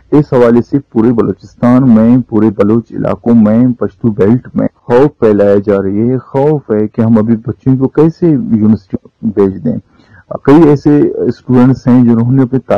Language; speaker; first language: Urdu; non-native, local second language; Baluchi